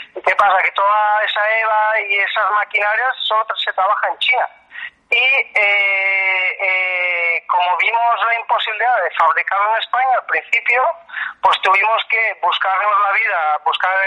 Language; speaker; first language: Spanish; native; Spanish